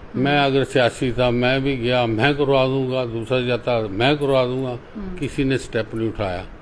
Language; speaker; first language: Hindi; native; Hindi